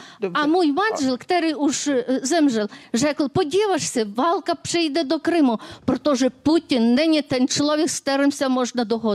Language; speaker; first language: Czech; non-native, learner; Ukrainian